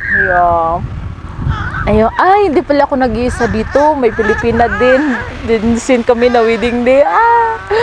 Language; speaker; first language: Filipino; non-native, local second language; Cebuano